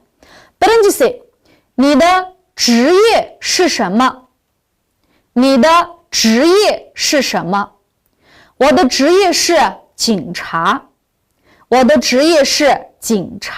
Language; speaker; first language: Chinese; non-native, local second language; Uyghur